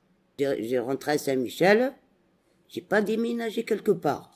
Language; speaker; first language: French; non-native, local second language; Arabic